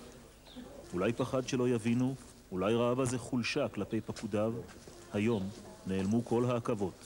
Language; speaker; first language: Hebrew; native; Hebrew